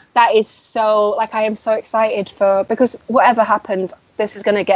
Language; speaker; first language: English; native; English